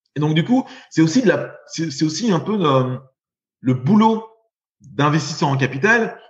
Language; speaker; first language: French; native; French